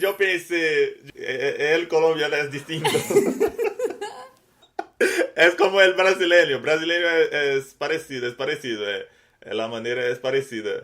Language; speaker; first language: Spanish; non-native, learner; Portuguese